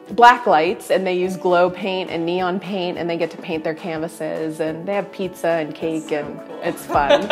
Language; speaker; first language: English; native; English